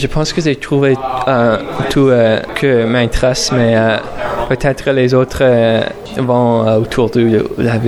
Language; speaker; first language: French; non-native, learner; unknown